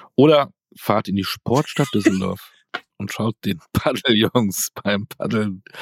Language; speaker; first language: German; native; German